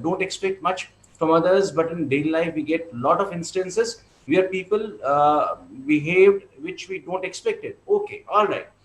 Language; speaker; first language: English; non-native, local second language; Hindi